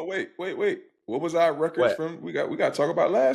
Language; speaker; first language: English; native; English